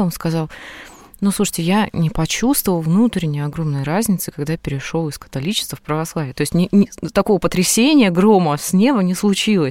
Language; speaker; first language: Russian; native; Russian